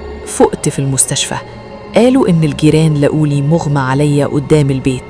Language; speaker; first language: Arabic; native; Arabic